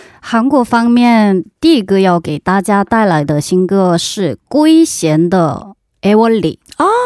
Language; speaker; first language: Chinese; non-native, fluent; Korean